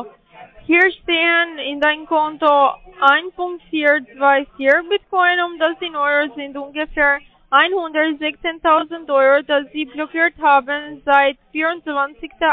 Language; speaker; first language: German; non-native, learner; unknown